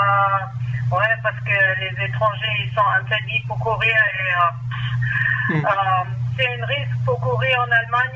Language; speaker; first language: French; non-native, learner; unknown